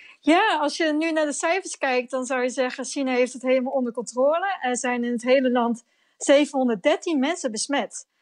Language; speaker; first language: Dutch; native; Dutch